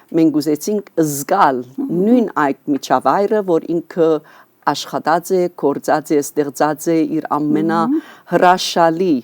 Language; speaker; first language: Armenian; early bilingual, heritage; Armenian